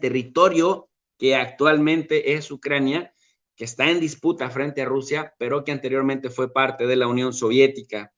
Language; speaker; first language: Spanish; native; Spanish